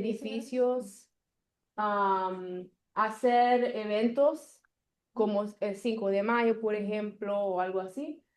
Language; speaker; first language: Spanish; non-native, learner; Italian